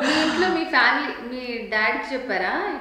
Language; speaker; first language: Telugu; native; Telugu